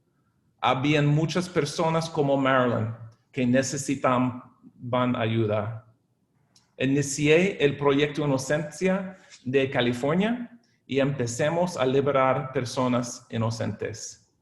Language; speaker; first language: Spanish; non-native, fluent; English